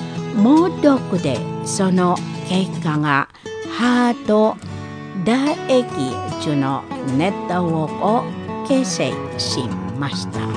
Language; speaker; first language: Japanese; non-native, fluent; Indonesian